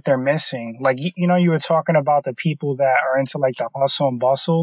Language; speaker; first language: English; native; English